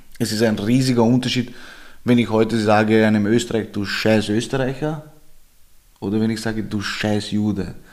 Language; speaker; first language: German; early bilingual, other home language; Georgian